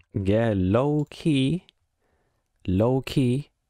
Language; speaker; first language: English; native; English